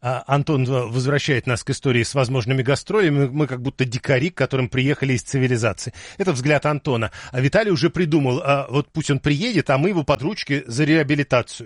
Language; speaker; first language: Russian; native; Russian